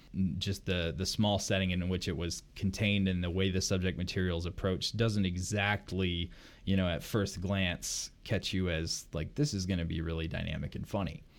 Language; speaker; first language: English; native; English